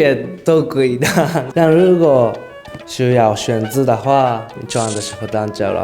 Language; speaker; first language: Chinese; non-native, learner; Japanese